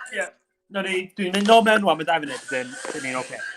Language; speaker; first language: Welsh; native; Welsh